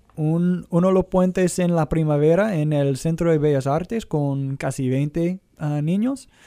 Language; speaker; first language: Spanish; non-native, fluent; English